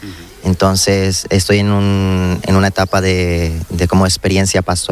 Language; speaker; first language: Spanish; native; Spanish